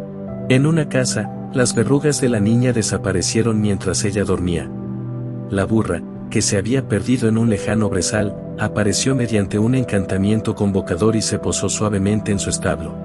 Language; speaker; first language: Spanish; native; Spanish